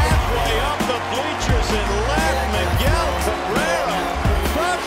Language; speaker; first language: English; native; English